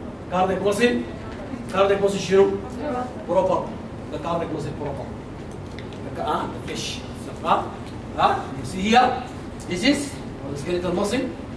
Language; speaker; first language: English; non-native, fluent; Arabic